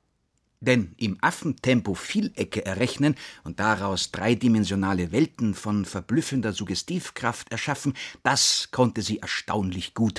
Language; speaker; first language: German; native; German